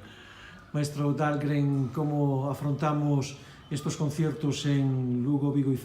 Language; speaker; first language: Spanish; native; Spanish